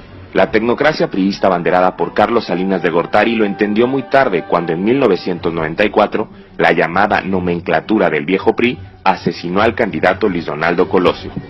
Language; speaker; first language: Spanish; native; Spanish